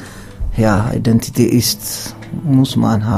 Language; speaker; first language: German; non-native, learner; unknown